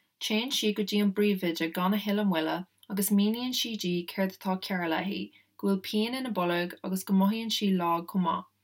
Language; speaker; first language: Irish; non-native, local second language; English